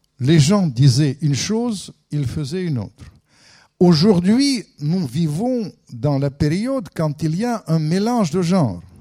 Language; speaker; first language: French; non-native, fluent; Russian